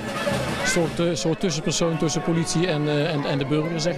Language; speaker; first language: Dutch; native; Dutch